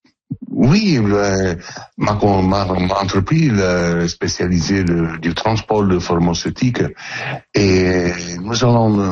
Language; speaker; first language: French; non-native, learner; Italian